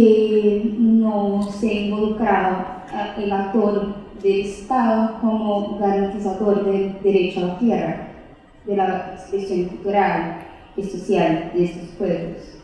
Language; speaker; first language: Spanish; non-native, fluent; Portuguese